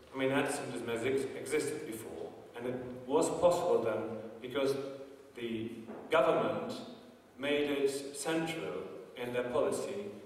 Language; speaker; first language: English; non-native, fluent; German